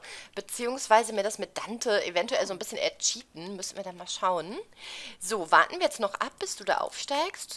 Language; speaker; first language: German; native; German